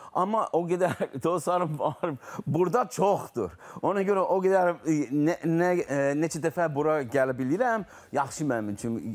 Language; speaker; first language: Azerbaijani; non-native, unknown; English